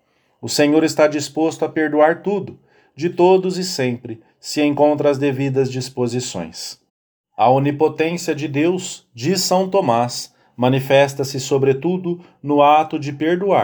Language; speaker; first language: Portuguese; native; Portuguese